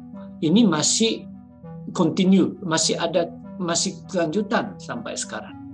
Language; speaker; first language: Indonesian; non-native, fluent; Japanese